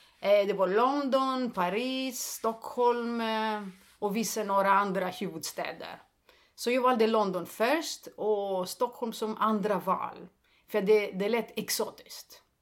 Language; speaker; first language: Swedish; non-native, fluent; Greek